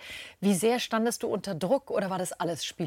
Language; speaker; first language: German; native; German